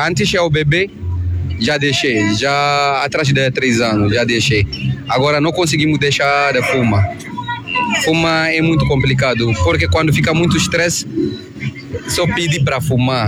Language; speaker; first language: Portuguese; non-native, learner; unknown